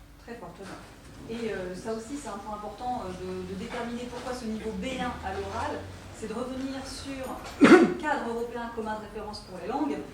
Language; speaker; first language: French; native; French